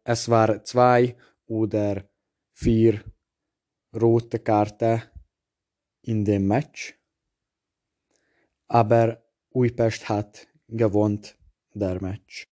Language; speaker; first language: German; non-native, learner; Hungarian